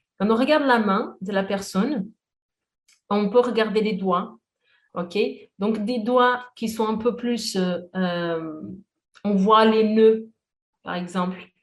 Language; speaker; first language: French; non-native, fluent; Portuguese